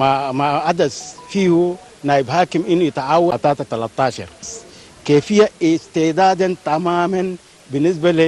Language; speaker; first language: Arabic; non-native, local second language; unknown